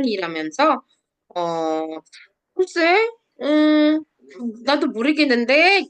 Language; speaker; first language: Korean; non-native, fluent; Indonesian